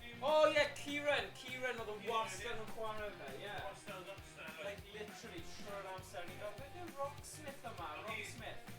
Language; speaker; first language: Welsh; native; Welsh